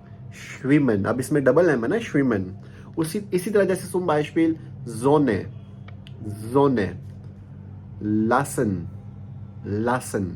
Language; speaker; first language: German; non-native, fluent; Hindi